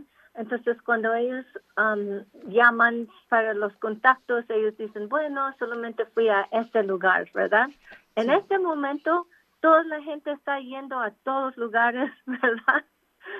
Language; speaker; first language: Spanish; non-native, local second language; English